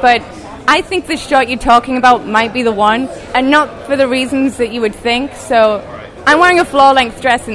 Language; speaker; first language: English; native; English